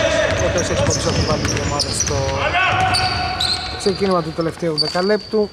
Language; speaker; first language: Greek; native; Greek